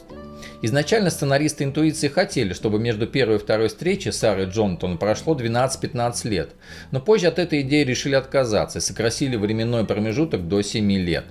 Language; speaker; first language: Russian; native; Russian